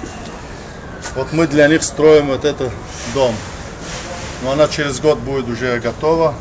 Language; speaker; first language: Russian; non-native, fluent; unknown